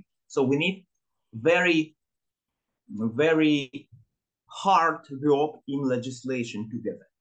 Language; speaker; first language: English; non-native, learner; Ukrainian